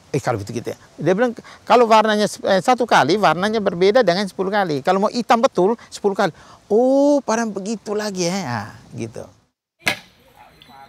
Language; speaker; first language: Indonesian; non-native, local second language; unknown